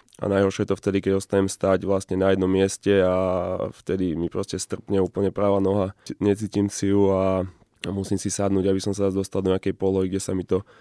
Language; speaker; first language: Slovak; native; Slovak